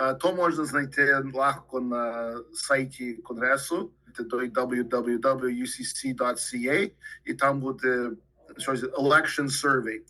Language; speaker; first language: Ukrainian; early bilingual, heritage; Ukrainian